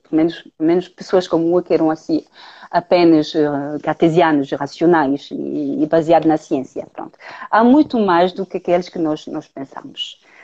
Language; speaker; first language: Portuguese; non-native, fluent; French